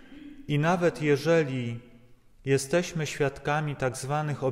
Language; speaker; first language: Polish; native; Polish